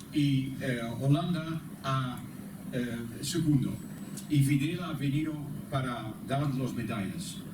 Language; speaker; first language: Spanish; non-native, learner; Dutch